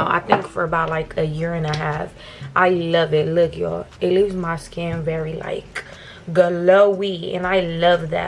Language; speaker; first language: English; native; English